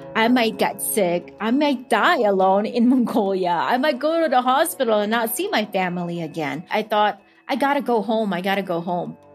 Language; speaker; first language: English; non-native, local second language; Filipino